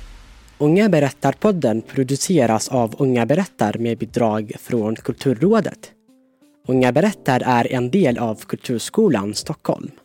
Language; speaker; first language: Swedish; non-native, fluent; Tigrinya